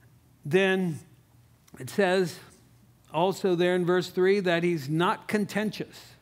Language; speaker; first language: English; native; English